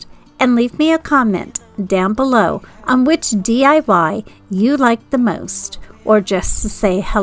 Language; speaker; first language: English; native; English